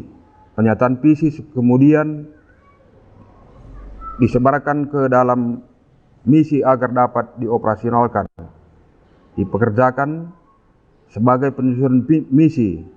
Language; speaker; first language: Indonesian; non-native, local second language; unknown